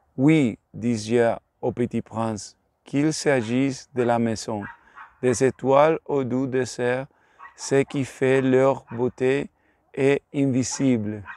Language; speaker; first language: French; non-native, learner; Spanish